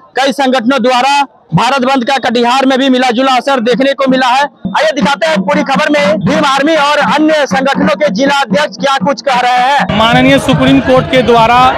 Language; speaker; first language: Hindi; native; Hindi